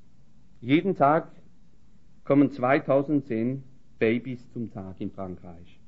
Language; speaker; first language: German; non-native, fluent; French